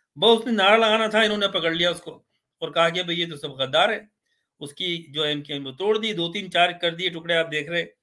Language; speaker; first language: Urdu; native; Urdu